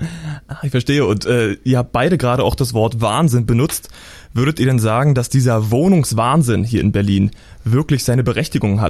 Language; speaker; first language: German; native; German